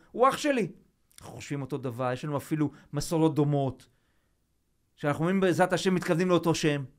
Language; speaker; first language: Hebrew; native; Hebrew